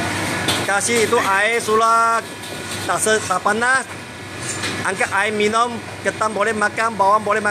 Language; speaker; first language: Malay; non-native, local second language; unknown